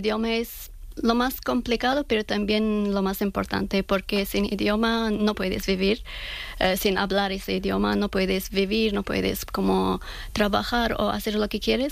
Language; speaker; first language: Spanish; non-native, learner; Persian